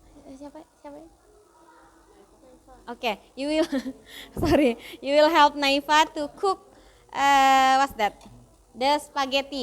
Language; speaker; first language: English; non-native, fluent; Indonesian